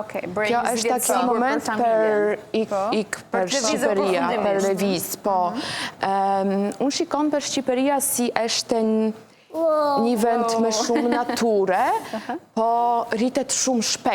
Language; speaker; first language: Albanian; non-native, learner; Polish